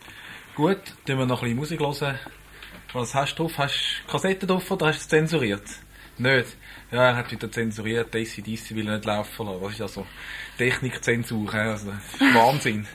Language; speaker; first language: German; native; German